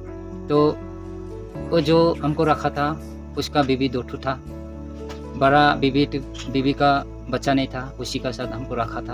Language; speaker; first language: Hindi; non-native, local second language; Nepali